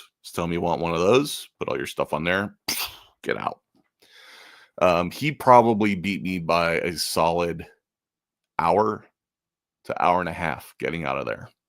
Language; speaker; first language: English; native; English